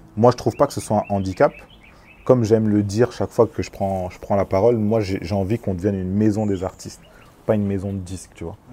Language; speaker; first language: French; early bilingual, other home language; Lingala